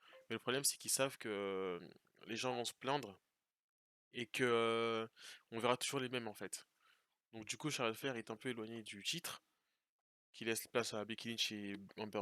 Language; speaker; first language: French; native; French